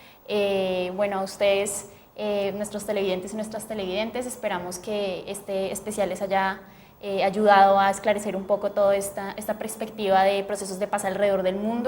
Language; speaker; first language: Spanish; native; Spanish